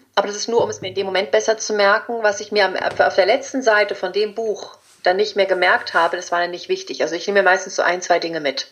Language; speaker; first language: German; early bilingual, other home language; Spanish